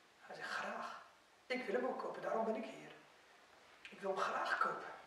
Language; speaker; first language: Dutch; non-native, fluent; Arabic